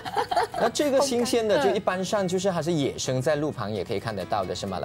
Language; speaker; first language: Chinese; native; Chinese